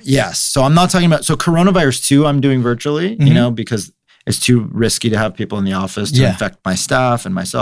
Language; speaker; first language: English; native; English